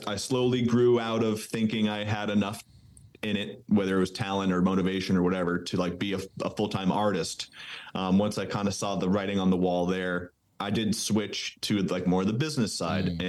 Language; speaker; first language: English; native; English